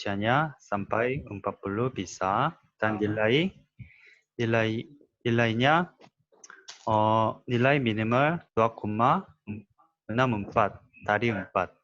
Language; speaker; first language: Indonesian; non-native, learner; Korean